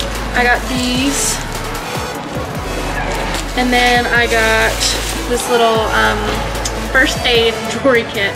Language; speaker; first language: English; native; English